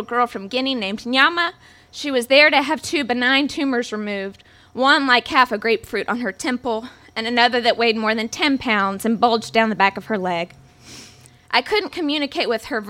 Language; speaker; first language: English; native; English